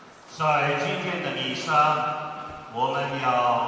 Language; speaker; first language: Chinese; non-native, fluent; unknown